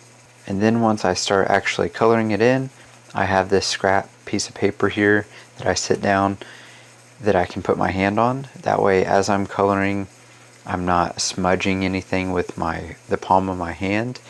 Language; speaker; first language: English; native; English